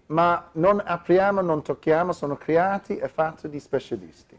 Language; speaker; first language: Italian; non-native, learner; English